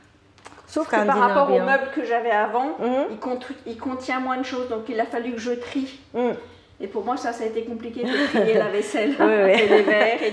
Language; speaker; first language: French; native; French